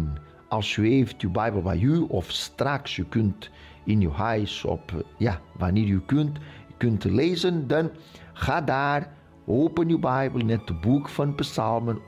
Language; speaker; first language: Dutch; non-native, local second language; Portuguese